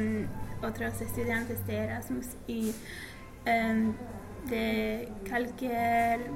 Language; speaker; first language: Spanish; non-native, learner; English